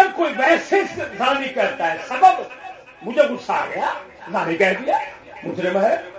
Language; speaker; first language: Urdu; non-native, local second language; Punjabi